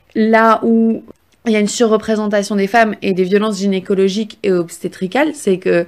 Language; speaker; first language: French; native; French